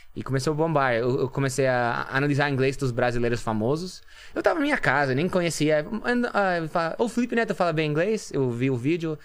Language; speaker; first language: Portuguese; non-native, fluent; English